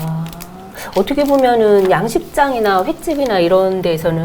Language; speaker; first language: Korean; native; Korean